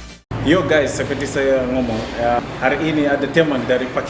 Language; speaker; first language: Indonesian; non-native, fluent; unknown